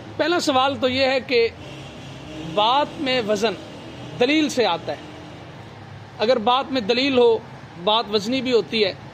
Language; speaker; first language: Urdu; non-native, local second language; Punjabi